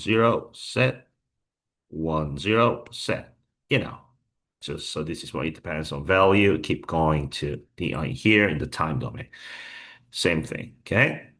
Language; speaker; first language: English; non-native, fluent; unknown